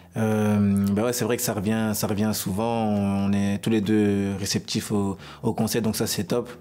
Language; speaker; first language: French; native; French